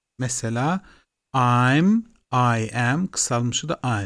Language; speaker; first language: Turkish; non-native, fluent; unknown